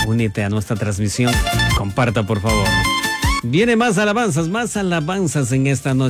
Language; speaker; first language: Spanish; non-native, local second language; Quechua